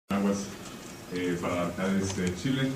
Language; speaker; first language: Spanish; native; Spanish